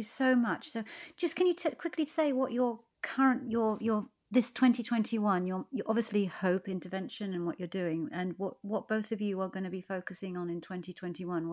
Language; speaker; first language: English; native; English